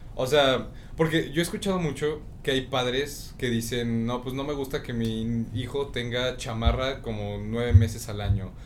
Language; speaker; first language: Spanish; native; Spanish